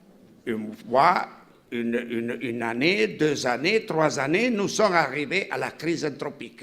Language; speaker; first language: French; non-native, fluent; Italian